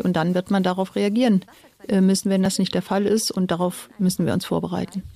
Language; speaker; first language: German; native; German